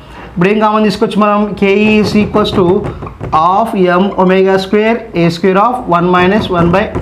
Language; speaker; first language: English; non-native, local second language; Telugu